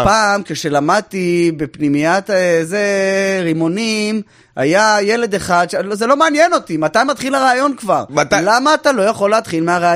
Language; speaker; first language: Hebrew; native; Hebrew